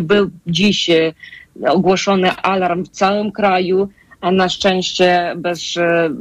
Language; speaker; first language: Polish; non-native, fluent; Ukrainian